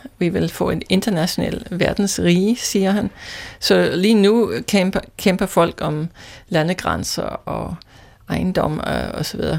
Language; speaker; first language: Danish; non-native, fluent; English